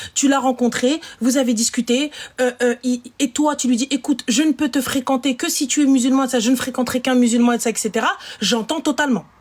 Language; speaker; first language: French; early bilingual, other home language; Arabic